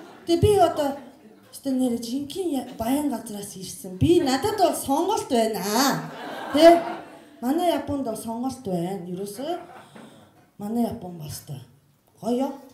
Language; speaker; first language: Mongolian; non-native, fluent; Japanese